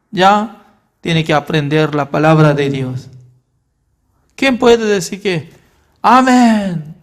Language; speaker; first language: Spanish; non-native, fluent; Korean